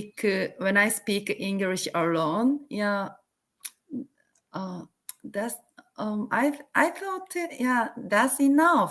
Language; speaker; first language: English; non-native, learner; Korean